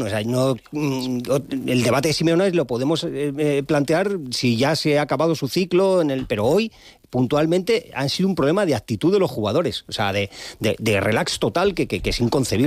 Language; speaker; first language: Spanish; native; Spanish